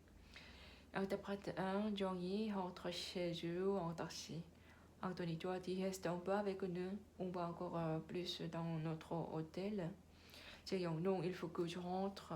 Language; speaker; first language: French; non-native, learner; Korean